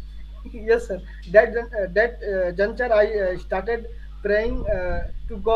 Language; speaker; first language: English; non-native, learner; Hindi